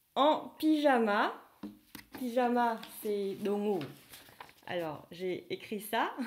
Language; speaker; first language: French; non-native, fluent; Vietnamese